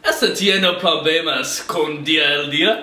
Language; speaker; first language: Spanish; non-native, learner; English